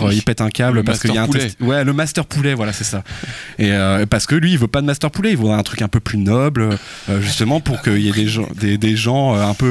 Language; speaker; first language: French; native; French